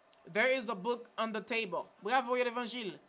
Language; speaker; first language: English; non-native, fluent; Haitian Creole